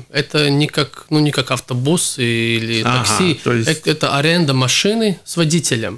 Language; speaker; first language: Russian; non-native, local second language; Latvian